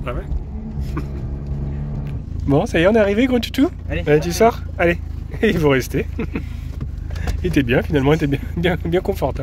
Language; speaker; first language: French; native; French